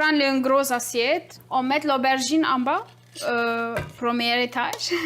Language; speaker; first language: French; non-native, learner; Turkish